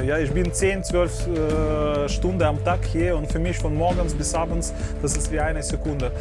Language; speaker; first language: German; non-native, learner; Russian